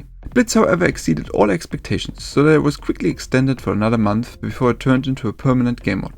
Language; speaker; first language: English; non-native, fluent; German